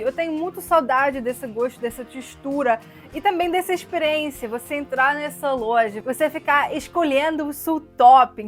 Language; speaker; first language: Portuguese; non-native, fluent; Russian